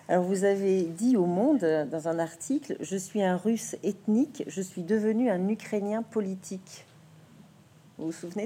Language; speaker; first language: French; native; French